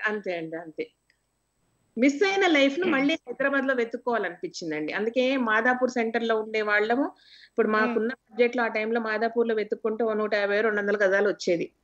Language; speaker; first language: Telugu; native; Telugu